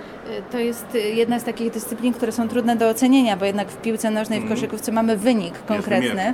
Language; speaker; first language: Polish; native; Polish